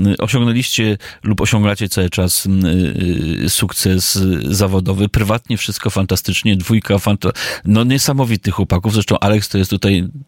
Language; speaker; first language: Polish; native; Polish